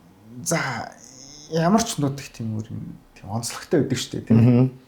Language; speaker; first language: Mongolian; non-native, fluent; Japanese